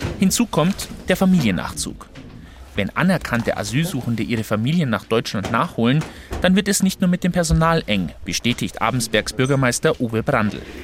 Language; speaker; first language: German; native; German